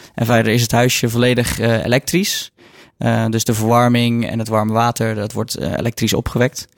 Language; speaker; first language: Dutch; native; Dutch